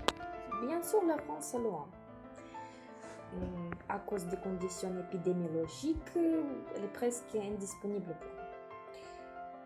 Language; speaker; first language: French; non-native, fluent; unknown